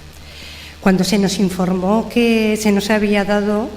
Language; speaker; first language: Spanish; native; Spanish